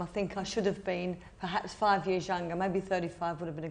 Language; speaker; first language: English; native; English